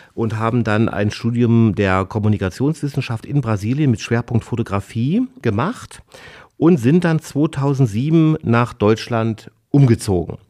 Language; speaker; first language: German; native; German